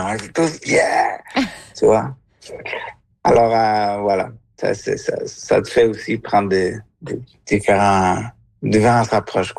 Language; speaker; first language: French; non-native, fluent; Spanish